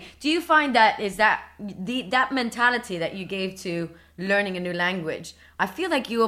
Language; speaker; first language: English; early bilingual, other home language; Spanish